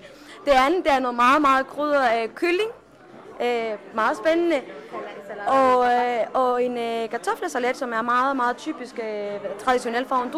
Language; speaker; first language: Danish; non-native, fluent; Spanish